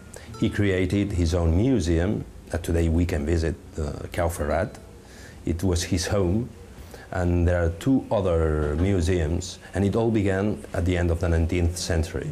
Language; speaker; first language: English; non-native, fluent; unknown